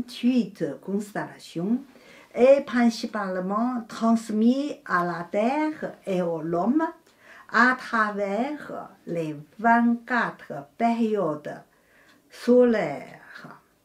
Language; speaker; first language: French; non-native, fluent; Chinese